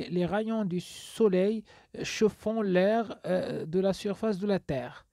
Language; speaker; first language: French; non-native, local second language; Arabic